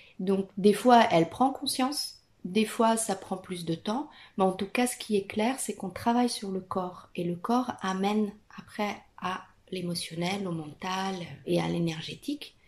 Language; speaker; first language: French; non-native, fluent; Italian